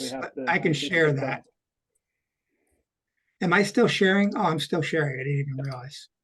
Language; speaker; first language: English; native; English